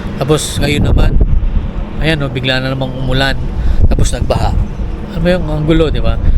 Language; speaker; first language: Filipino; native; Filipino